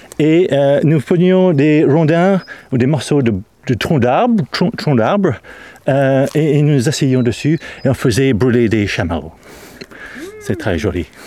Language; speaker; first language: French; non-native, learner; English